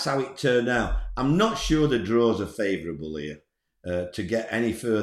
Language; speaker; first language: English; native; English